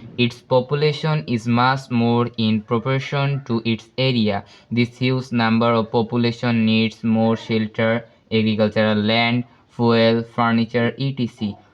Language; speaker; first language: English; non-native, local second language; Bangla